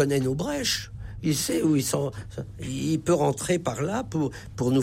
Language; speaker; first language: French; native; French